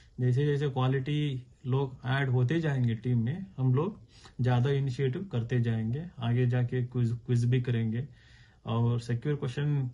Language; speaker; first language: Hindi; non-native, local second language; Kannada